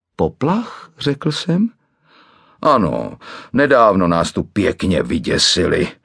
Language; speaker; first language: Czech; native; Czech